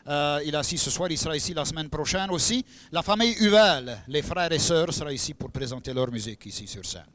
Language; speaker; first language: French; native; French